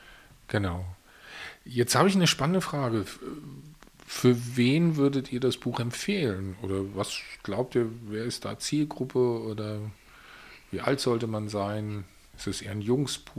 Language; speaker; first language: German; native; German